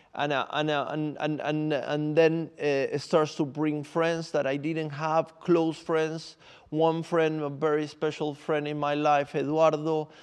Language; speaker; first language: English; non-native, fluent; Spanish